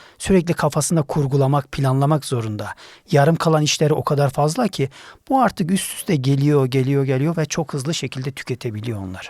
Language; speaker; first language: Turkish; native; Turkish